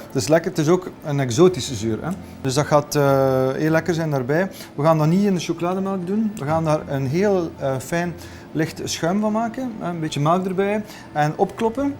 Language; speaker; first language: Dutch; native; Dutch